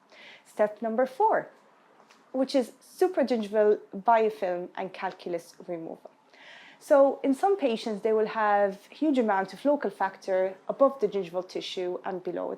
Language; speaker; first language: English; non-native, fluent; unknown